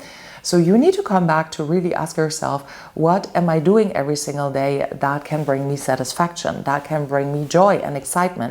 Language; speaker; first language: English; non-native, fluent; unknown